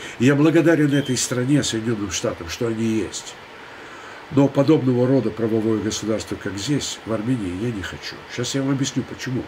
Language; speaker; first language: Russian; non-native, local second language; Armenian